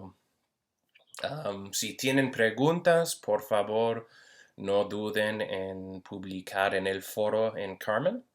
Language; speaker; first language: Spanish; non-native, fluent; English